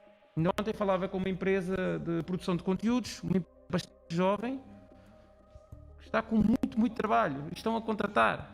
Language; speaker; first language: Portuguese; non-native, local second language; Kabuverdianu